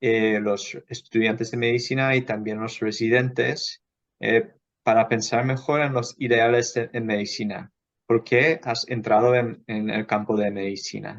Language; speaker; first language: Spanish; non-native, fluent; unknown